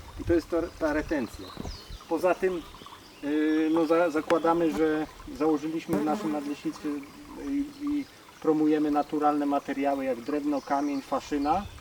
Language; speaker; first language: Polish; native; Polish